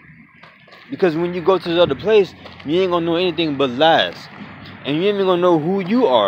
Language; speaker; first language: English; native; English